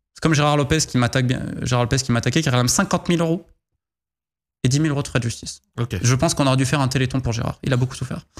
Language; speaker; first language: French; native; French